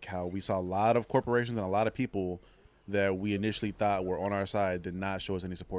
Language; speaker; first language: English; native; English